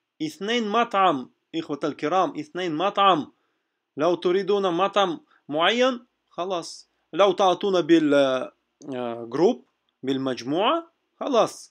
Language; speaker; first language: Arabic; non-native, fluent; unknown